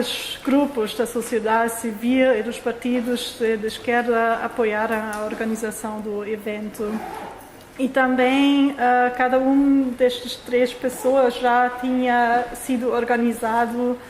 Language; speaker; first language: Portuguese; non-native, fluent; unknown